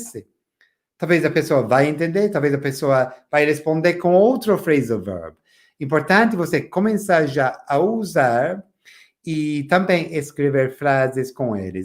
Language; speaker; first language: Portuguese; non-native, fluent; English